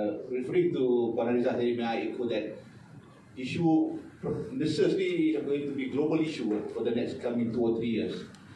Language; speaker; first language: English; non-native, local second language; Malay